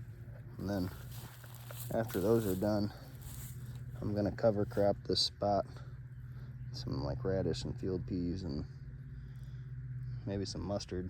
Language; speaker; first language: English; native; English